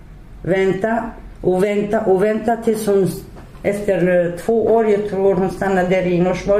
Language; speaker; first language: Swedish; non-native, learner; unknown